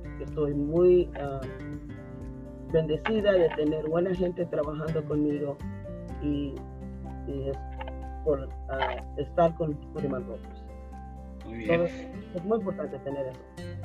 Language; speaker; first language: Spanish; early bilingual, heritage; Spanish